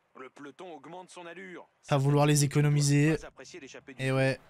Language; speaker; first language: French; native; French